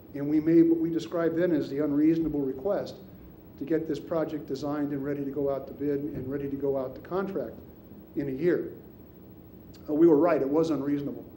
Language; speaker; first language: English; native; English